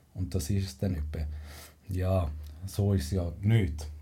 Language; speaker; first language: German; non-native, fluent; Spanish